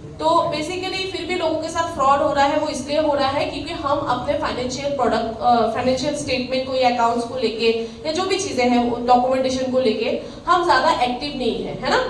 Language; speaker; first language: Hindi; non-native, local second language; Assamese